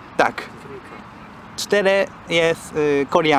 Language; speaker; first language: Polish; non-native, learner; Japanese